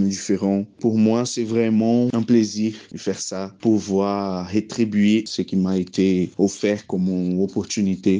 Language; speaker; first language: French; non-native, fluent; Portuguese